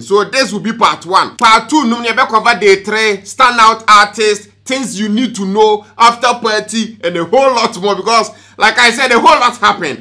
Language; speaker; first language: English; non-native, local second language; Akan